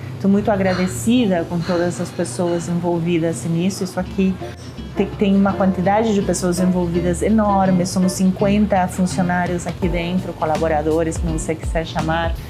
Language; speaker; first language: Portuguese; non-native, fluent; Spanish